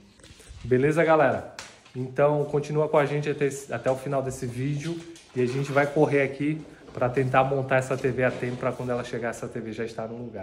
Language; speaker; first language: Portuguese; native; Portuguese